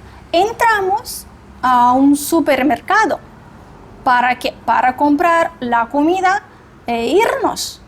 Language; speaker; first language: Spanish; non-native, fluent; Russian